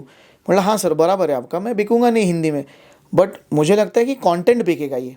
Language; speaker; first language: Hindi; non-native, local second language; Marathi